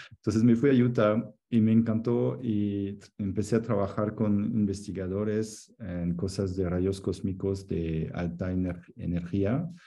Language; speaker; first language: Spanish; non-native, fluent; French